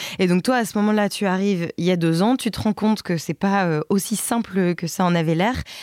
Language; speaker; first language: French; native; French